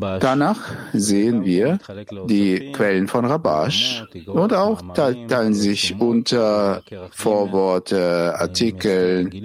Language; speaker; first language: German; non-native, fluent; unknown